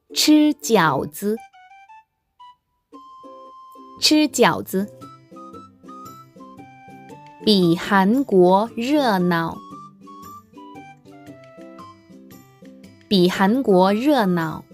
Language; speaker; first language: Chinese; non-native, fluent; Korean